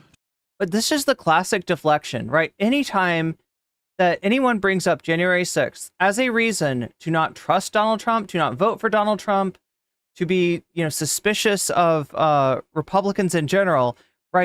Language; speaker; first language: English; native; English